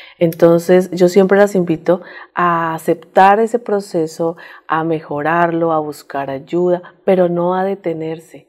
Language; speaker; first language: Spanish; native; Spanish